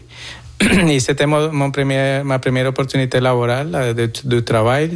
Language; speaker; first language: French; non-native, fluent; Spanish